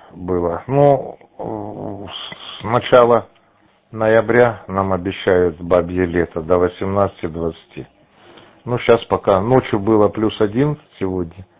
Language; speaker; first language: Russian; native; Russian